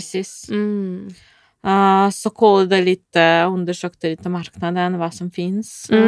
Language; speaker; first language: Swedish; non-native, fluent; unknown